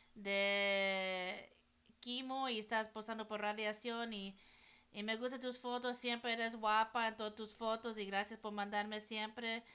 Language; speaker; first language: Spanish; non-native, learner; English